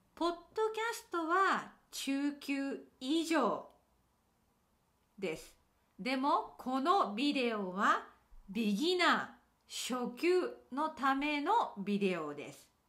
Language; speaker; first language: Japanese; native; Japanese